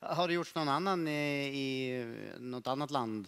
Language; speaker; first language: Swedish; native; Swedish